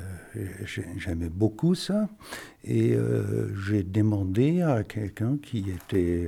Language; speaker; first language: French; non-native, fluent; German